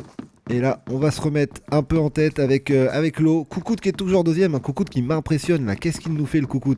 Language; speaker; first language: French; native; French